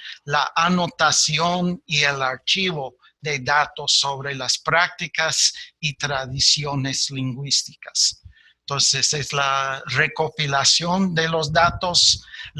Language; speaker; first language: Spanish; non-native, fluent; English